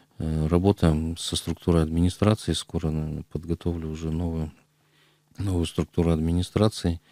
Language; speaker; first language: Russian; native; Russian